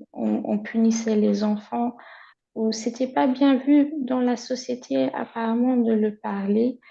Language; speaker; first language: French; non-native, fluent; German